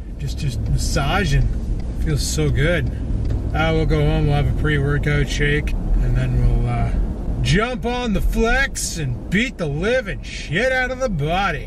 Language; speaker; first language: English; native; English